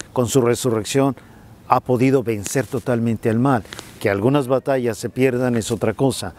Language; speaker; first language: Spanish; native; Spanish